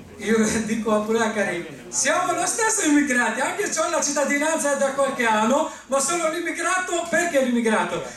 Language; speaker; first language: Italian; non-native, fluent; Albanian